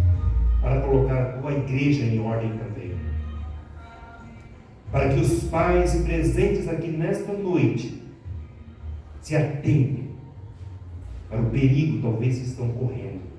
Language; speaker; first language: Portuguese; native; Portuguese